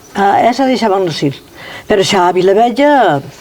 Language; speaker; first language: Galician; native; Galician